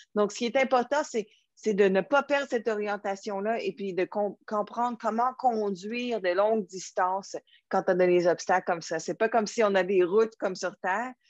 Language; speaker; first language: French; native; French